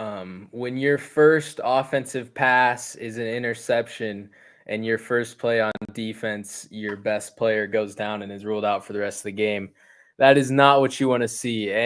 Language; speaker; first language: English; native; English